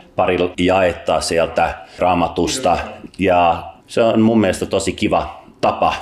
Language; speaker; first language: Finnish; non-native, fluent; Swedish